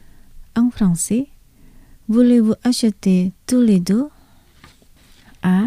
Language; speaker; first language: French; non-native, fluent; Indonesian